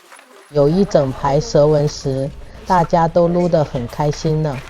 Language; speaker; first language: Chinese; native; Chinese